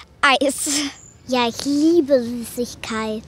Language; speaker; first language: German; native; German